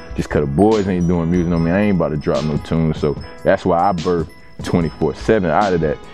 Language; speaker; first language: English; native; English